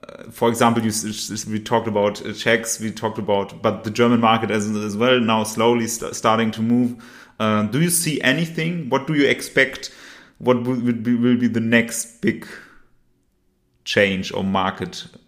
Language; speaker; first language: English; non-native, fluent; German